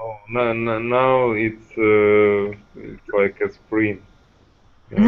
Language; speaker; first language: English; non-native, learner; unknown